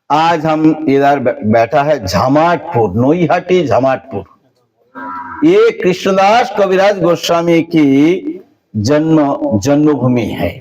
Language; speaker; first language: Hindi; non-native, local second language; Bangla